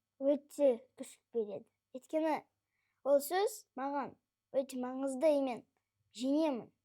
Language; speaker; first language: Kazakh; non-native, local second language; Russian